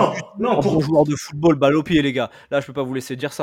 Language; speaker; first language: French; native; French